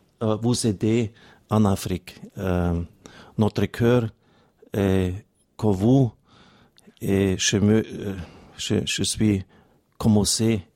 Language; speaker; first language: French; non-native, learner; German